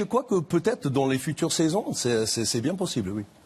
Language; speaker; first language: French; non-native, fluent; English